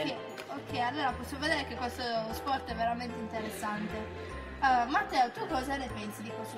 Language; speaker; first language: Italian; native; Italian